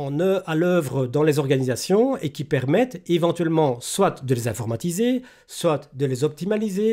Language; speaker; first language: French; native; French